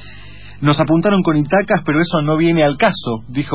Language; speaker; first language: Spanish; native; Spanish